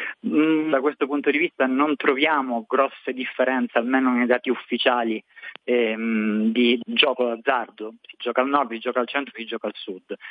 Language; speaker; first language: Italian; native; Italian